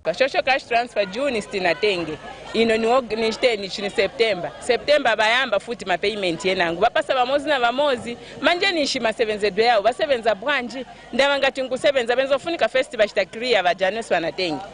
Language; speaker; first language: Nyanja; native; Nyanja